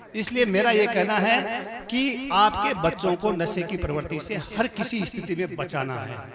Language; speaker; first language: Hindi; native; Hindi